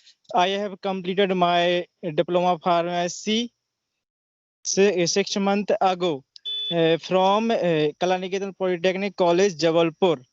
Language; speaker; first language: English; non-native, learner; Hindi